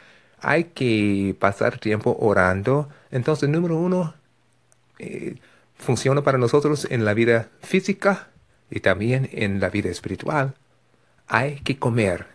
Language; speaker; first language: Spanish; non-native, fluent; English